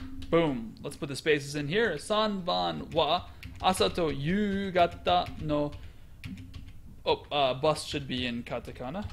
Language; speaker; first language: English; native; English